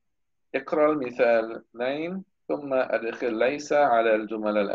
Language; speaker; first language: Arabic; non-native, fluent; English